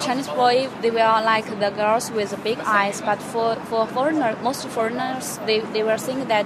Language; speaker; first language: English; non-native, fluent; Chinese